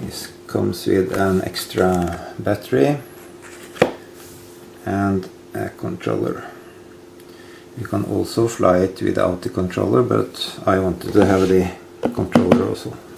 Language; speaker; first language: English; non-native, fluent; Norwegian